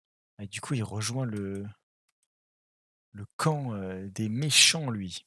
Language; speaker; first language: French; native; French